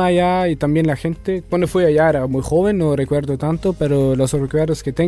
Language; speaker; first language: Spanish; non-native, learner; German